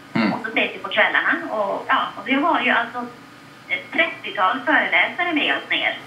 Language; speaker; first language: Swedish; native; Swedish